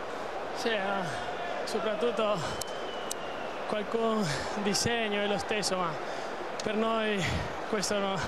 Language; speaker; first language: Italian; non-native, fluent; Spanish